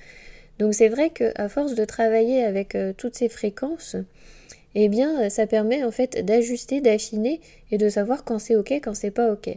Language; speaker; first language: French; native; French